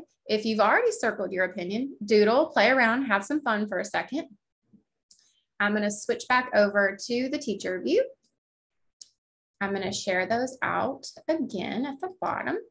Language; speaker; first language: English; native; English